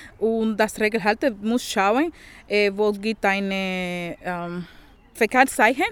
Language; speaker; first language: German; non-native, learner; Spanish